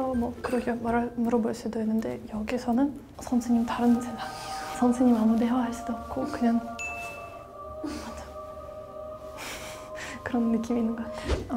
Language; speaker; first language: Korean; non-native, fluent; Russian